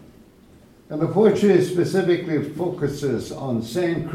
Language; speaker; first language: English; early bilingual, other home language; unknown